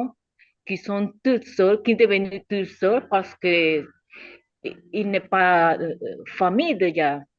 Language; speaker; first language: French; non-native, learner; Spanish